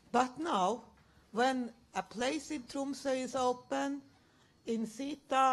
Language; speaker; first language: English; non-native, fluent; Dutch